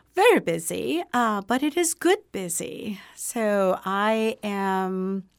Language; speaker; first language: English; non-native, fluent; Turkish